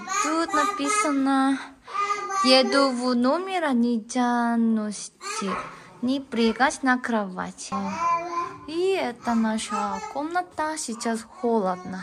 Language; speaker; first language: Russian; non-native, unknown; Korean